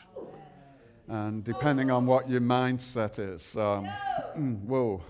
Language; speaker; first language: English; native; English